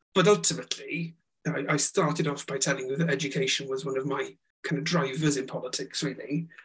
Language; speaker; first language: English; non-native, local second language; Welsh